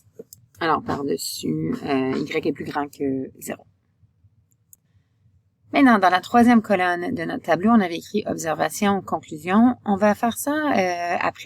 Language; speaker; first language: French; native; French